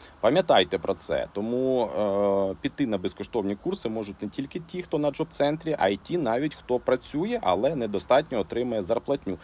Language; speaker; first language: Ukrainian; native; Ukrainian